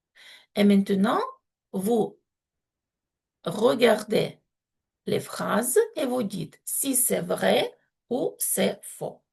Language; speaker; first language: French; non-native, fluent; Ukrainian